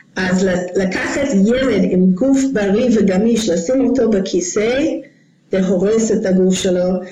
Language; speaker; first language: Hebrew; non-native, fluent; English